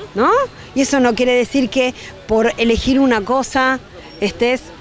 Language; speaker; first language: Spanish; native; Spanish